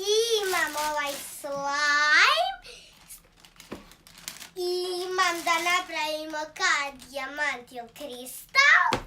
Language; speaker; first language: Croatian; early bilingual, heritage; Croatian